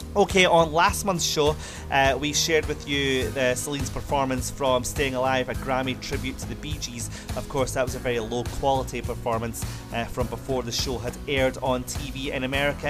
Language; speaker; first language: English; native; English